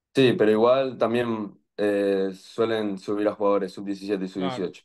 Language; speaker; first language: Spanish; native; Spanish